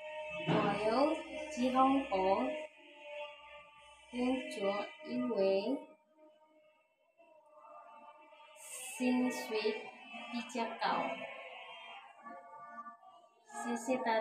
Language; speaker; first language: Chinese; non-native, learner; Indonesian